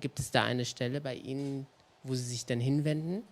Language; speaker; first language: German; native; German